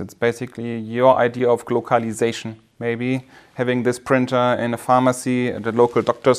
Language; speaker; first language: English; non-native, fluent; German